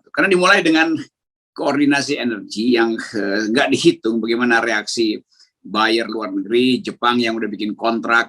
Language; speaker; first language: Indonesian; native; Indonesian